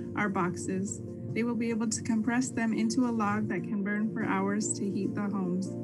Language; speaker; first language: English; native; English